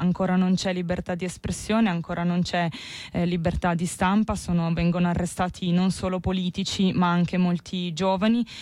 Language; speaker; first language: Italian; native; Italian